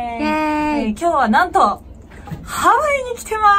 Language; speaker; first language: Japanese; native; Japanese